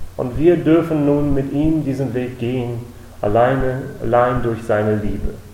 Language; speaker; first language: German; non-native, fluent; English